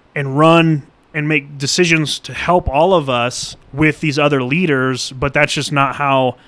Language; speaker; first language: English; native; English